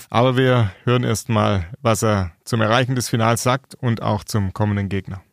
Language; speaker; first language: German; native; German